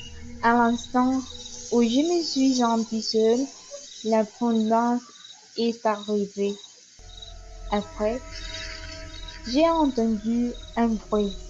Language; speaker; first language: French; non-native, learner; Spanish